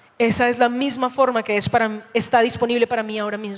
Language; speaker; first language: Spanish; native; Spanish